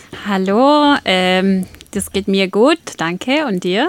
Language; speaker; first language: German; non-native, fluent; Arabic